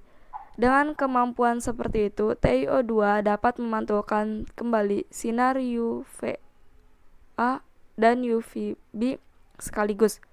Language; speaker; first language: Indonesian; native; Indonesian